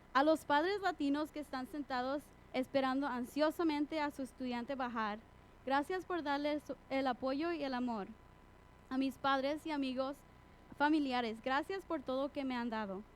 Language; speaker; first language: Spanish; early bilingual, heritage; Spanish